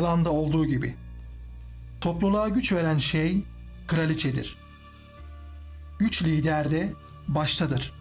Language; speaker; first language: Turkish; native; Turkish